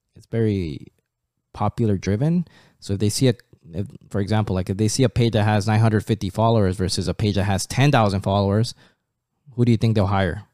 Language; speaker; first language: English; early bilingual, other home language; Spanish